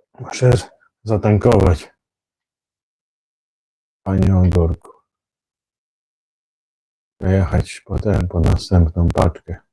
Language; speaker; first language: Polish; native; Polish